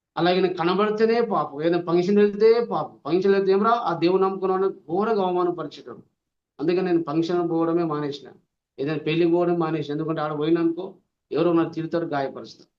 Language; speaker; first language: Telugu; non-native, local second language; Lambadi